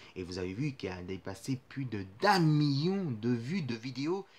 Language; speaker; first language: French; native; French